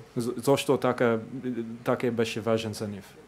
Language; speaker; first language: Macedonian; non-native, fluent; English